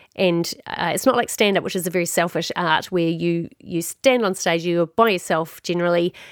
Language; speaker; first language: English; native; English